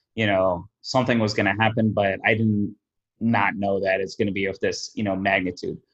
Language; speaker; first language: English; early bilingual, other home language; Somali